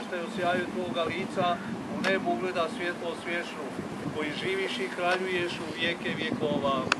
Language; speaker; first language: Croatian; native; Croatian